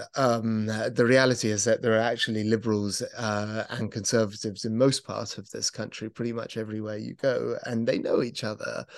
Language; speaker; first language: English; native; English